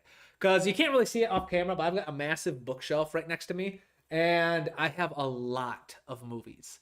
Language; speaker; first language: English; native; English